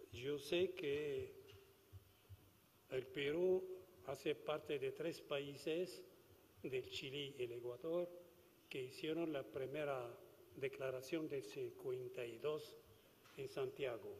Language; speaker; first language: Spanish; non-native, fluent; Arabic